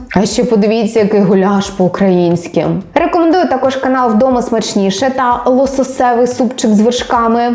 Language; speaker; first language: Ukrainian; native; Ukrainian